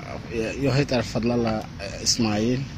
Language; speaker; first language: Swedish; non-native, learner; Arabic